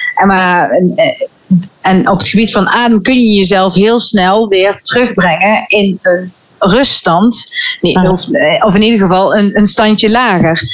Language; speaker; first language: Dutch; native; Dutch